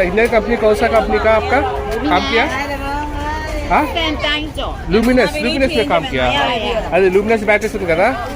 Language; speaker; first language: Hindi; non-native, local second language; Telugu